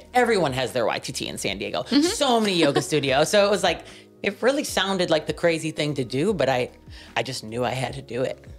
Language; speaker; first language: English; native; English